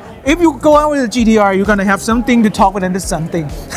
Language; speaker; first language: English; non-native, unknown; Thai